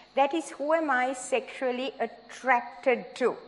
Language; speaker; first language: English; non-native, local second language; Sinhala